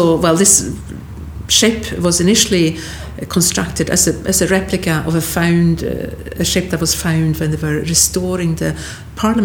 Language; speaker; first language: English; non-native, fluent; Swedish